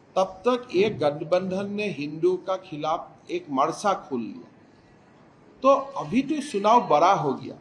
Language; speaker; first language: Hindi; non-native, local second language; Assamese